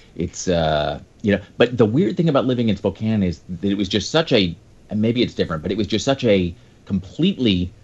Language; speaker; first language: English; native; English